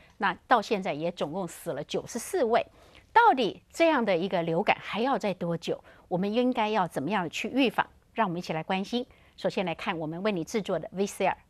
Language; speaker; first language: Chinese; native; Chinese